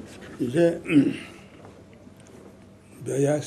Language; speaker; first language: Hebrew; non-native, learner; Lithuanian